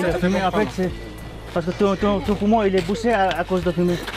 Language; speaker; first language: French; non-native, learner; Nepali